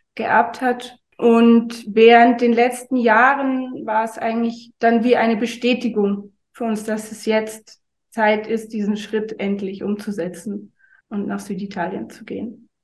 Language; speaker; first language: German; native; German